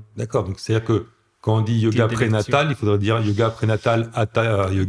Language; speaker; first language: French; native; French